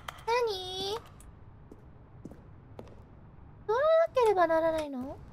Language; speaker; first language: Japanese; non-native, fluent; English